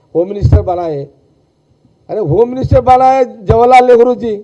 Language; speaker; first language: Hindi; non-native, local second language; Telugu